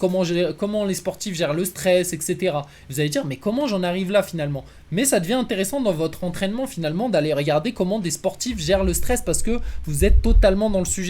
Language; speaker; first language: French; native; French